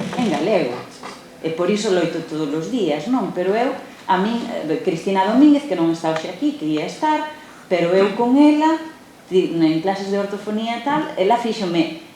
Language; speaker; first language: Galician; non-native, local second language; Spanish